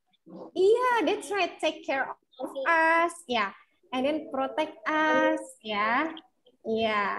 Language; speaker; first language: English; non-native, fluent; Indonesian